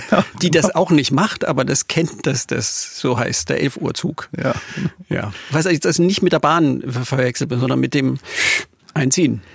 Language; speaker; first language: German; native; German